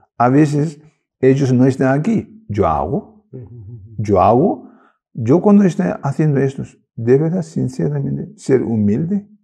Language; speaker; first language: Spanish; non-native, learner; Tibetan